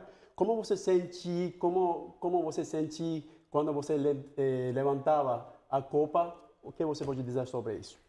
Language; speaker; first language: Portuguese; non-native, fluent; Turkish